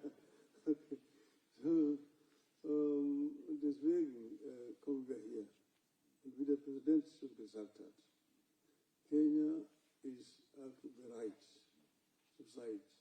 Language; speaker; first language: German; non-native, fluent; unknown